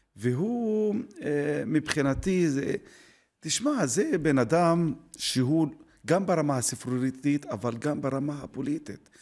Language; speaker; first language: Hebrew; non-native, local second language; Arabic